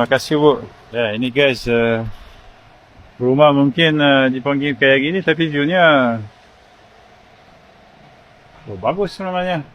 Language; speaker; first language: Indonesian; non-native, learner; French